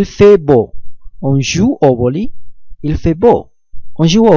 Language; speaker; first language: French; non-native, fluent; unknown